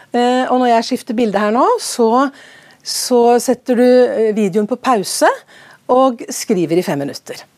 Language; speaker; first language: Norwegian; native; Norwegian